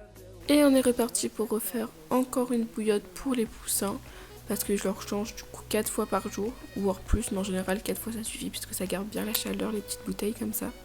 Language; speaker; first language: French; native; French